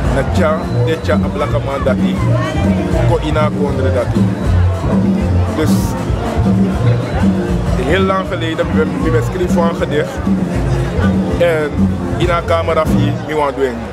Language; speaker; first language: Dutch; non-native, local second language; Sranan Tongo